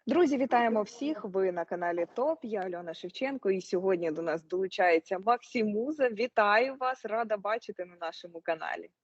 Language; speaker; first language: Ukrainian; native; Ukrainian